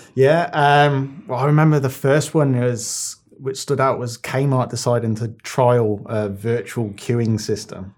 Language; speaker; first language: English; native; English